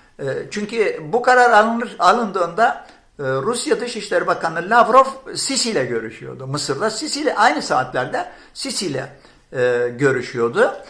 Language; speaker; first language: Turkish; non-native, fluent; Arabic